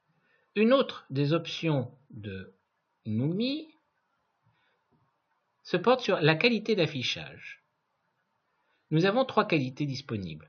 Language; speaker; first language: French; native; French